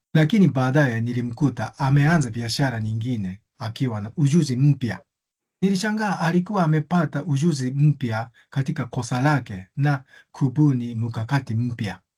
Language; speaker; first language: Swahili; non-native, fluent; Japanese